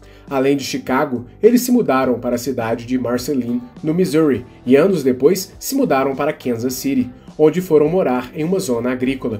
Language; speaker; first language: Portuguese; native; Portuguese